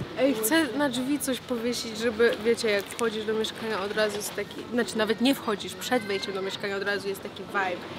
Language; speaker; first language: Polish; early bilingual, heritage; Polish